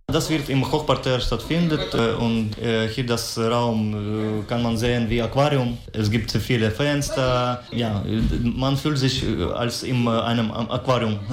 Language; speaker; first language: German; non-native, learner; Ukrainian